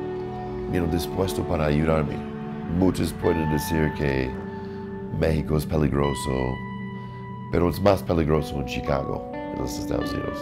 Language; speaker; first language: Spanish; non-native, learner; English